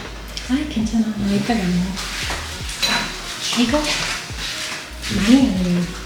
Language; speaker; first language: Korean; non-native, learner; German